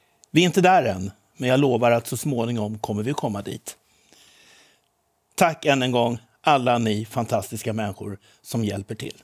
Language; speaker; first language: Swedish; native; Swedish